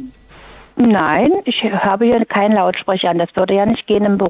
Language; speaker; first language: German; native; German